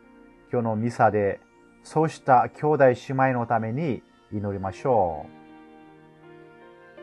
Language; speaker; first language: Japanese; non-native, fluent; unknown